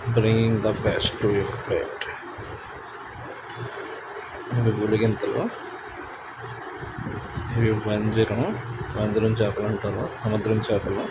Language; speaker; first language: Telugu; native; Telugu